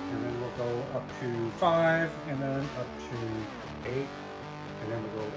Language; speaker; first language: English; native; English